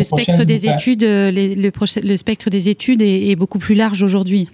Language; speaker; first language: French; native; French